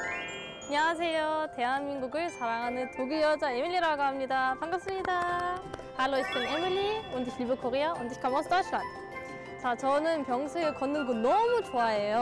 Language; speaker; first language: Korean; non-native, fluent; German